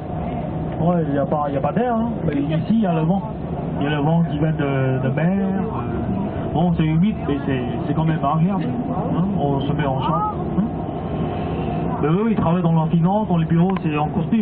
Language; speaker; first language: French; non-native, fluent; Cantonese